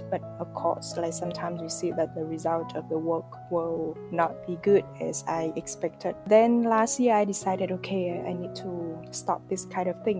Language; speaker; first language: English; non-native, fluent; Vietnamese